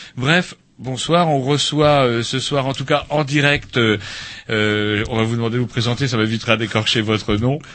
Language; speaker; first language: French; native; French